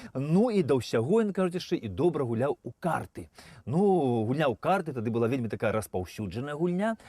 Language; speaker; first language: Belarusian; native; Belarusian